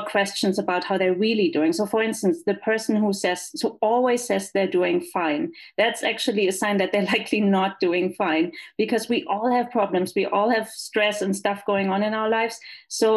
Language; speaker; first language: English; non-native, fluent; German